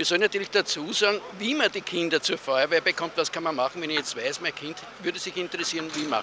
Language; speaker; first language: German; native; German